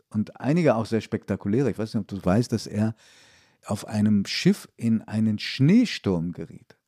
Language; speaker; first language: German; early bilingual, other home language; Italian